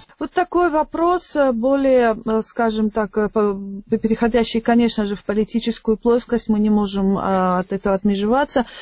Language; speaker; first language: Russian; non-native, local second language; Tajik